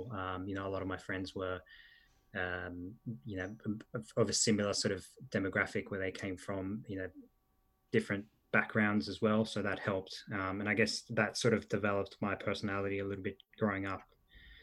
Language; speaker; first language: English; early bilingual, other home language; Italian